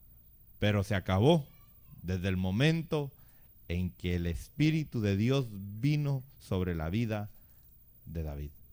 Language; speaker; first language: Spanish; native; Spanish